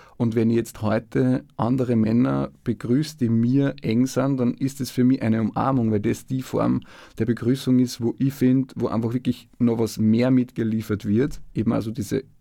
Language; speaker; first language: German; native; German